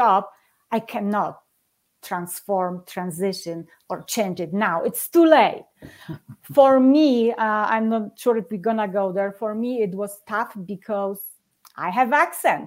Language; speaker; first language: English; non-native, fluent; Polish